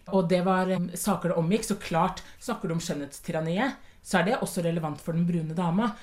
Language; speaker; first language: Norwegian; native; Norwegian